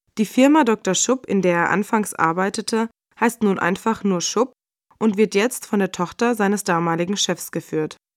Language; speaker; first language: German; native; German